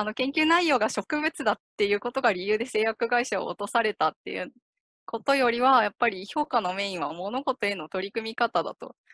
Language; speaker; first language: Japanese; native; Japanese